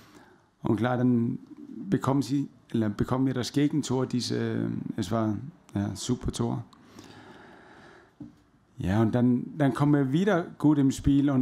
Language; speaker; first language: German; non-native, fluent; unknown